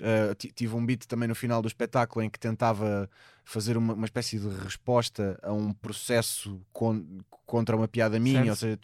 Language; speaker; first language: Portuguese; native; Portuguese